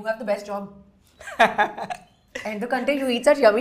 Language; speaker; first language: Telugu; non-native, learner; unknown